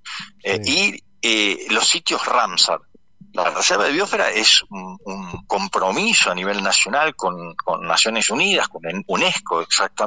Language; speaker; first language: Spanish; native; Spanish